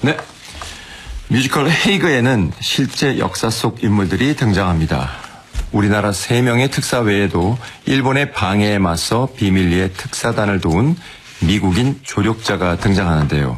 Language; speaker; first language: Korean; native; Korean